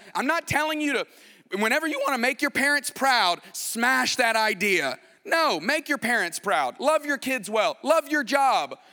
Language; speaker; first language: English; native; English